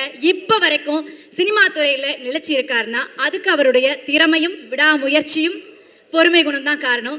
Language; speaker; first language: Tamil; native; Tamil